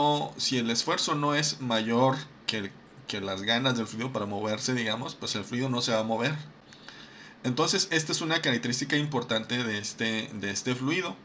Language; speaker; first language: Spanish; native; Spanish